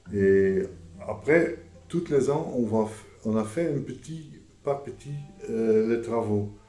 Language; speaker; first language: French; non-native, fluent; Dutch